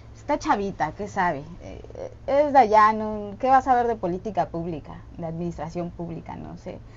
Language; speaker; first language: Spanish; non-native, local second language; Tzeltal